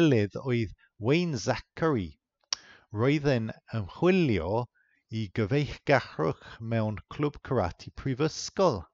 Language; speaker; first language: Welsh; non-native, fluent; English